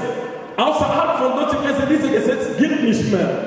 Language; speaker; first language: German; non-native, learner; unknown